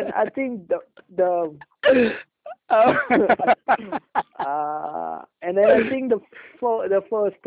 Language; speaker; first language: English; non-native, local second language; Afrikaans